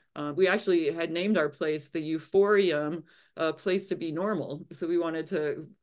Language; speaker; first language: English; native; English